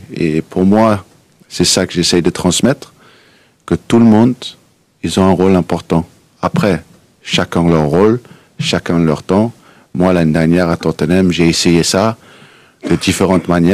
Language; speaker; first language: French; non-native, fluent; Danish